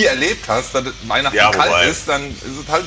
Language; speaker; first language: German; native; German